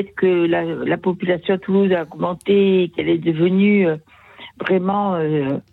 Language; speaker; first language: French; native; French